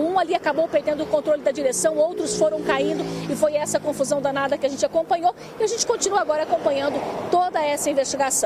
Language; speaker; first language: Portuguese; native; Portuguese